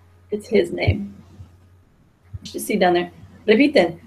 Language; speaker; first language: English; native; English